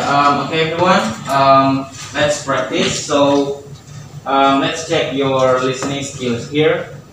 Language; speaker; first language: English; non-native, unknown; Indonesian